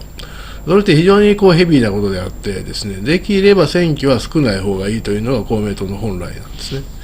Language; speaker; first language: Japanese; native; Japanese